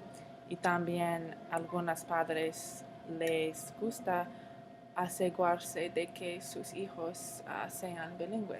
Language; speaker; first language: Spanish; non-native, learner; English